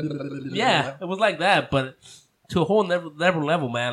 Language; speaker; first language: English; non-native, fluent; Spanish